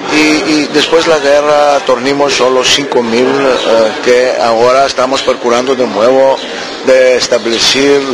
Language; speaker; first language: Spanish; early bilingual, heritage; Ladino